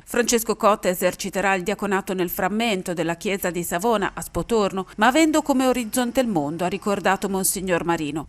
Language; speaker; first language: Italian; native; Italian